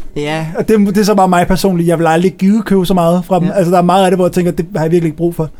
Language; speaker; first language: Danish; native; Danish